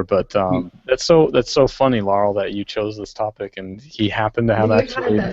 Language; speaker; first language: English; native; English